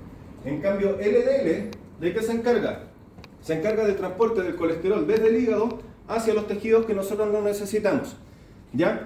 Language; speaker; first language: Spanish; native; Spanish